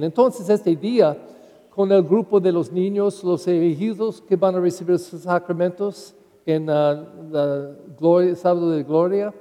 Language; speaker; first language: Spanish; non-native, learner; English